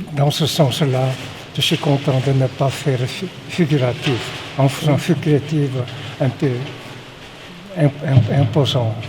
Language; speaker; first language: French; non-native, fluent; Korean